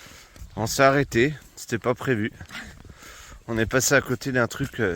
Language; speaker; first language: French; native; French